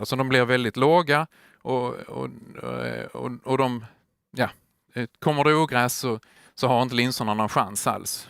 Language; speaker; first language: Swedish; native; Swedish